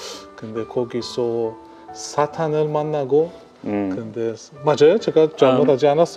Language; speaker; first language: Korean; non-native, fluent; Persian